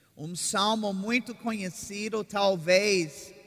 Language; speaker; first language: Portuguese; non-native, fluent; English